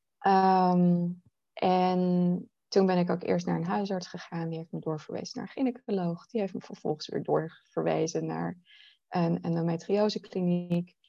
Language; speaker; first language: Dutch; native; Dutch